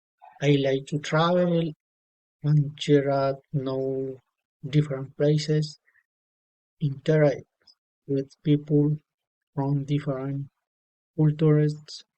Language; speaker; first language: English; non-native, learner; Spanish